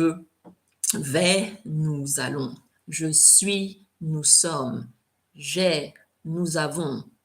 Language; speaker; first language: French; non-native, fluent; English